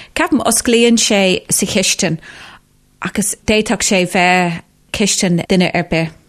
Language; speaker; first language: Irish; non-native, local second language; English